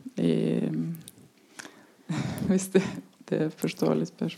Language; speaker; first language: Norwegian; non-native, fluent; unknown